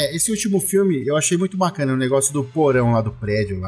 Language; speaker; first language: Portuguese; native; Portuguese